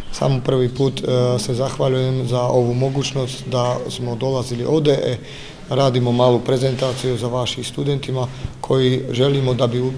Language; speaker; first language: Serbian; non-native, learner; Slovak